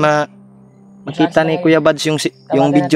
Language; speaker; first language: Filipino; non-native, local second language; Cebuano